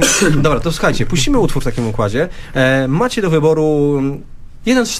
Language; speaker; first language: Polish; native; Polish